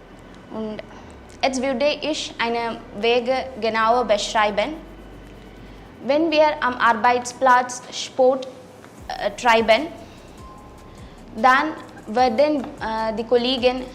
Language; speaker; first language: German; non-native, fluent; Malayalam